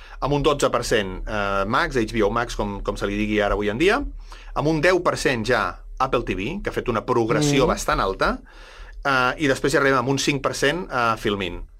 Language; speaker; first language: Catalan; native; Catalan